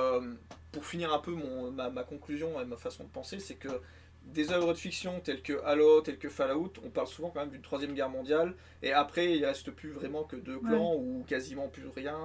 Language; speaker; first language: French; native; French